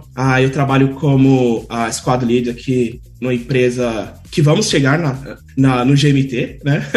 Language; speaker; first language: Portuguese; native; Portuguese